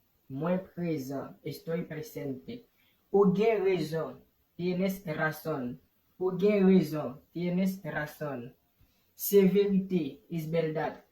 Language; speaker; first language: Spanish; non-native, fluent; Haitian Creole